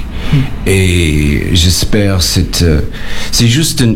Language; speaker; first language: French; non-native, learner; English